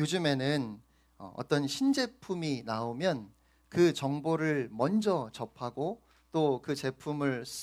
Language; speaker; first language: Korean; native; Korean